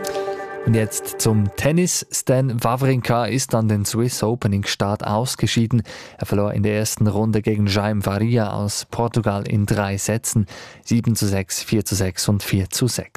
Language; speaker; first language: German; native; German